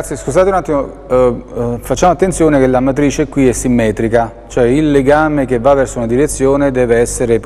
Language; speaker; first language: Italian; native; Italian